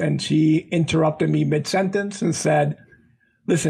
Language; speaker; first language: English; non-native, fluent; Spanish